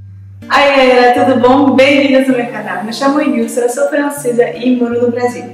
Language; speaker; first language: Portuguese; non-native, fluent; French